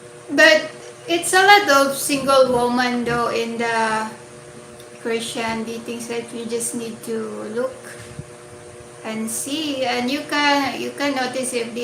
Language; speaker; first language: English; non-native, local second language; Filipino